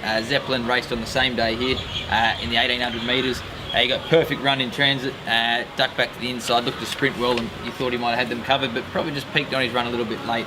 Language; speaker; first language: English; native; English